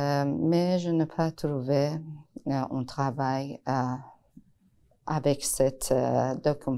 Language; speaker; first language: French; non-native, learner; Persian